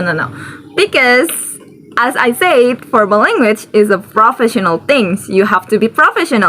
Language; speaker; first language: English; non-native, learner; Indonesian